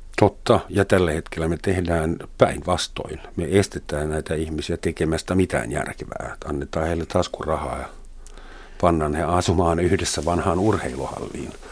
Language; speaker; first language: Finnish; non-native, fluent; German